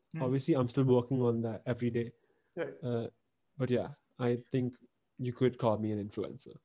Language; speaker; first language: English; native; English